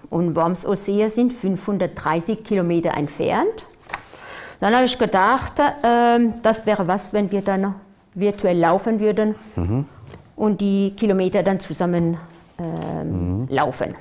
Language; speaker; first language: German; non-native, fluent; French